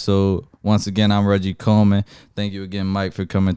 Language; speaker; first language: English; native; English